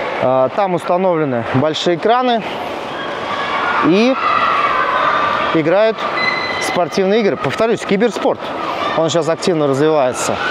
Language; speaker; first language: Russian; native; Russian